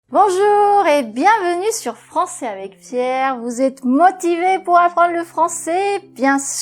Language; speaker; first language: French; native; French